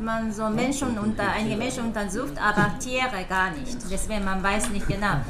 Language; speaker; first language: German; non-native, fluent; Japanese